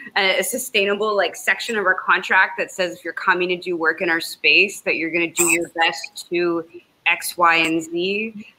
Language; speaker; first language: English; native; English